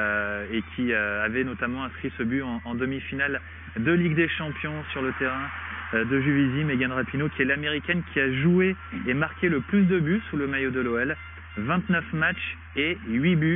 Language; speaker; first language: French; native; French